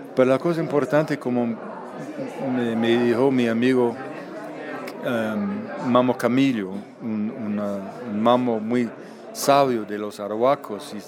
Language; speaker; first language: Spanish; non-native, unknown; English